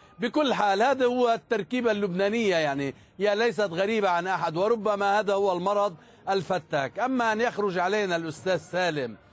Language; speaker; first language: Arabic; native; Arabic